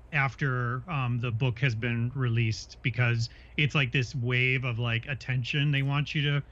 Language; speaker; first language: English; native; English